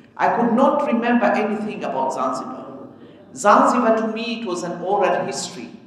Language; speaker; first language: English; early bilingual, other home language; Arabic